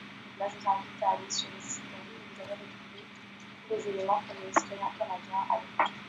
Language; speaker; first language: French; native; French